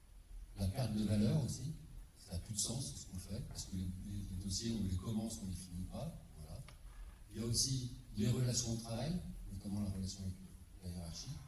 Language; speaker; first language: French; native; French